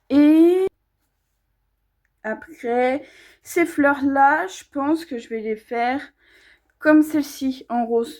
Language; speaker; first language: French; native; French